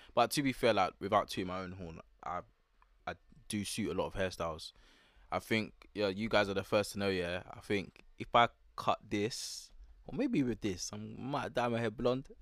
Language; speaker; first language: English; native; English